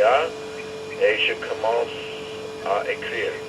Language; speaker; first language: French; non-native, fluent; English